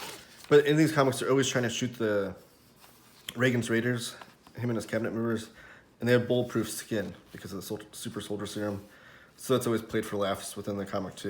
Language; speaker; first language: English; native; English